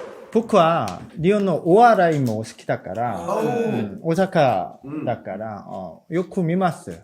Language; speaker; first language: Japanese; non-native, fluent; Korean